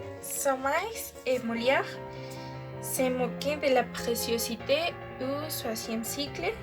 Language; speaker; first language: French; non-native, learner; Spanish